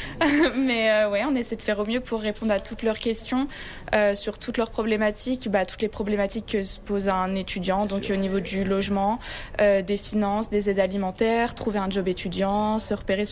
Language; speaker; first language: French; native; French